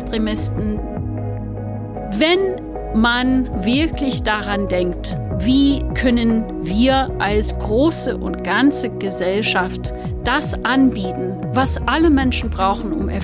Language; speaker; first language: German; non-native, fluent; English